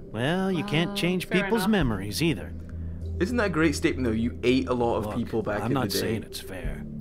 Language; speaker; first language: English; native; English